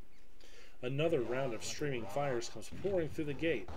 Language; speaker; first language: English; native; English